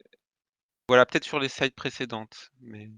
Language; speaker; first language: French; native; French